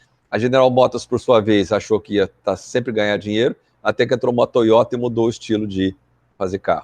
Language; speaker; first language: Portuguese; native; Portuguese